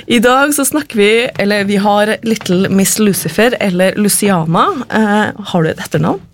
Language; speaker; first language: Norwegian; native; Norwegian